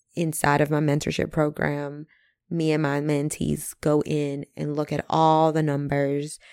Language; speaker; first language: English; early bilingual, other home language; Spanish